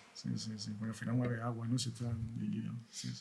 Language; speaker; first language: Spanish; native; Spanish